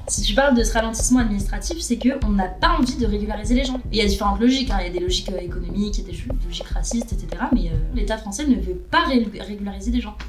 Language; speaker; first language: French; native; French